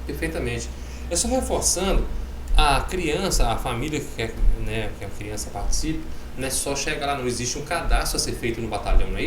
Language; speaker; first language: Portuguese; native; Portuguese